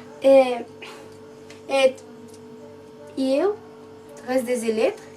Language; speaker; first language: French; non-native, learner; Catalan